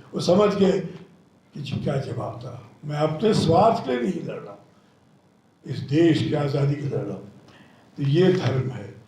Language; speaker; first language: Hindi; non-native, local second language; Telugu